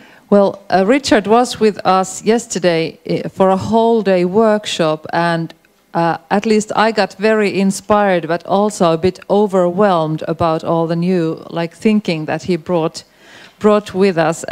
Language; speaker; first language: English; non-native, fluent; Finnish